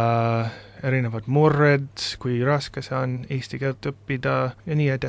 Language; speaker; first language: Estonian; non-native, fluent; English